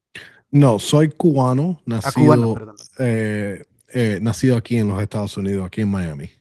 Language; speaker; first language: Spanish; early bilingual, other home language; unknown